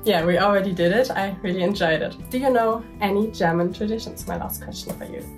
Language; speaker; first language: English; non-native, fluent; German